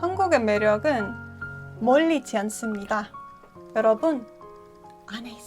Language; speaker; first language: Korean; non-native, fluent; Estonian